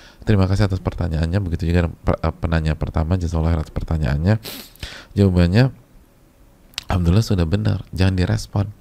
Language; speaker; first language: Indonesian; native; Indonesian